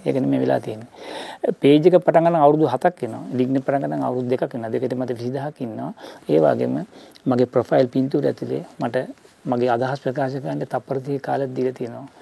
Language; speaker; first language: Sinhala; native; Sinhala